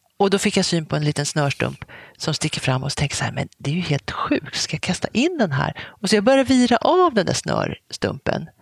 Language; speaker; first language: Swedish; native; Swedish